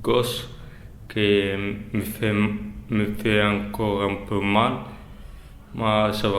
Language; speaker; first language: French; non-native, learner; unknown